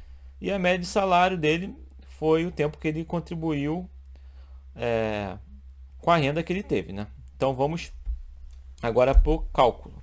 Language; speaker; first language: Portuguese; native; Portuguese